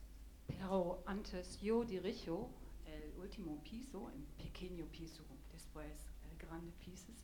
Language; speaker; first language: Spanish; non-native, learner; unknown